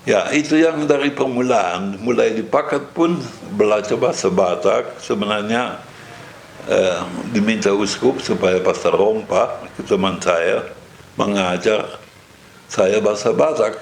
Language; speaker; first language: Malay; non-native, fluent; Dutch